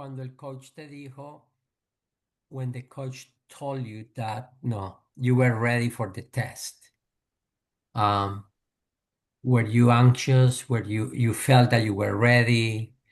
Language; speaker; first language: English; non-native, fluent; Spanish